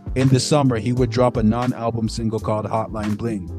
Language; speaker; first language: English; native; English